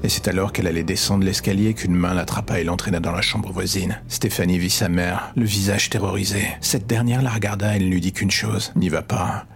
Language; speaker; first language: French; native; French